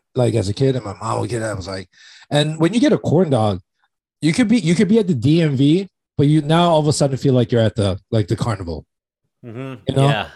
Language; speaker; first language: English; native; English